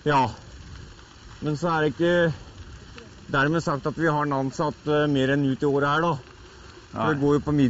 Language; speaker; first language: Norwegian; native; Norwegian